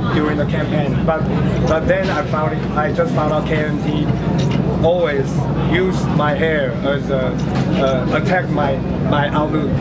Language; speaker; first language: English; non-native, fluent; Chinese